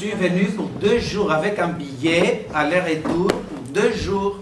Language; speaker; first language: French; non-native, fluent; Greek